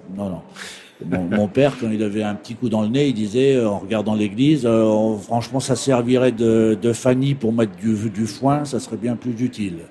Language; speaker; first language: French; native; French